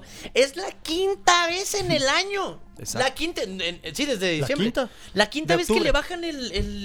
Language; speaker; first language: Spanish; native; Spanish